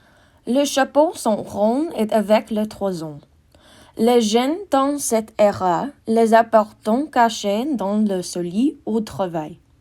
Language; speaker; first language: French; non-native, learner; English